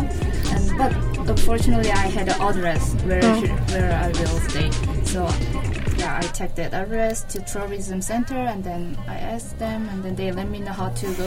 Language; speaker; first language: English; non-native, learner; Korean